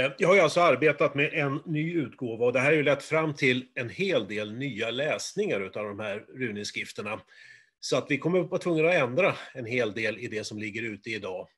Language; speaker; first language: Swedish; native; Swedish